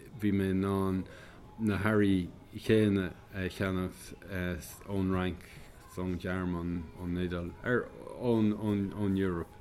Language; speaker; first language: Irish; non-native, local second language; English